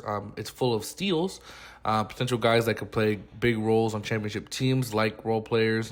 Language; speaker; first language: English; native; English